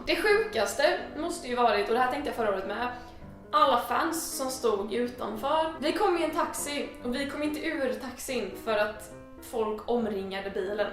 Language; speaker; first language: Swedish; native; Swedish